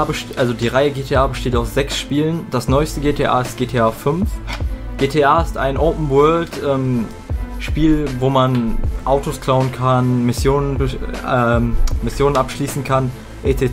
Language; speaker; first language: German; native; German